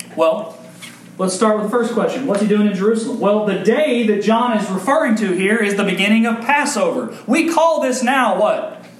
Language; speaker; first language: English; native; English